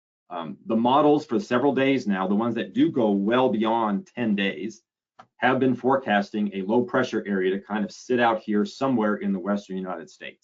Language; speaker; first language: English; native; English